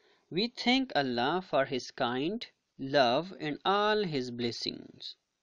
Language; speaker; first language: English; non-native, local second language; Urdu